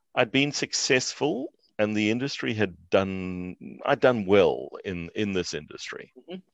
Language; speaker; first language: English; native; English